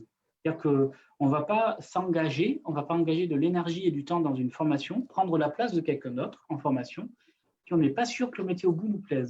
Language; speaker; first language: French; native; French